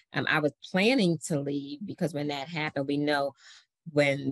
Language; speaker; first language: English; native; English